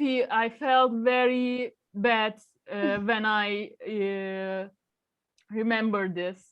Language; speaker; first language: English; non-native, learner; Turkish